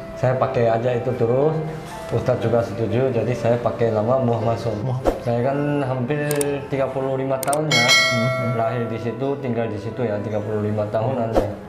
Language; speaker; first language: Indonesian; non-native, fluent; Korean